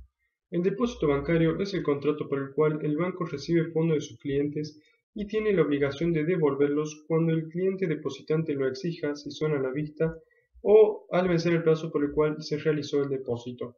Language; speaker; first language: Spanish; native; Spanish